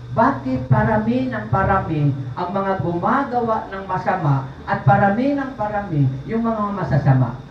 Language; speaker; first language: Filipino; non-native, local second language; Cebuano